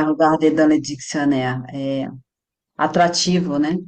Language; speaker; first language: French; non-native, fluent; Portuguese